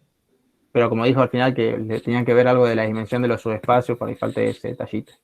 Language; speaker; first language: Spanish; native; Spanish